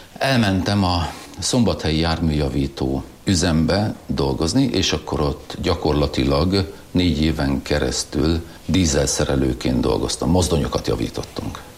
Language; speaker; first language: Hungarian; non-native, local second language; German